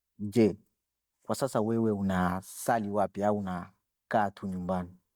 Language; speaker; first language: Swahili; non-native, local second language; Bembe